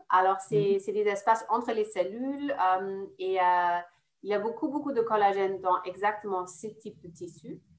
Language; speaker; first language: French; non-native, fluent; German